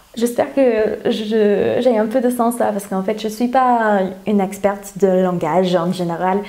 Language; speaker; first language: French; non-native, fluent; English